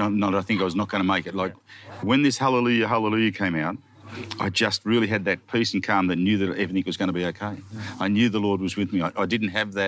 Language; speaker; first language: English; native; English